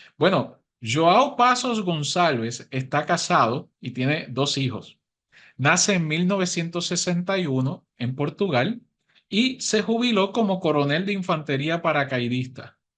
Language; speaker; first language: Spanish; native; Spanish